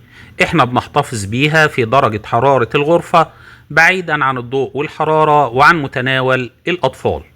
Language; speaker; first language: Arabic; native; Arabic